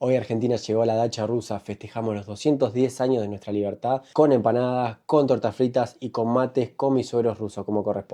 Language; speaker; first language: Spanish; native; Spanish